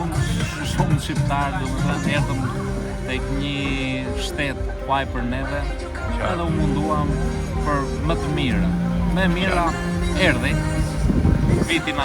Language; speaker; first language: Albanian; early bilingual, heritage; Albanian